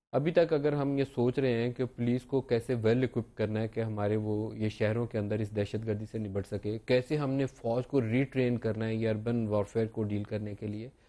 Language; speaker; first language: Urdu; native; Urdu